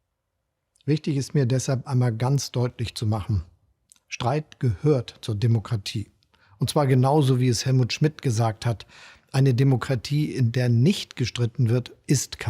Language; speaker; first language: German; native; German